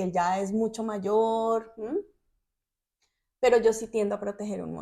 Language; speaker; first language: Spanish; native; Spanish